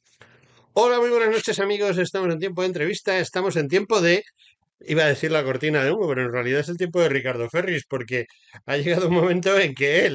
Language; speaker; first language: Spanish; native; Spanish